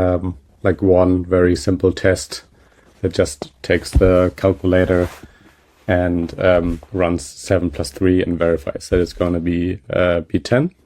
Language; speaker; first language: English; non-native, fluent; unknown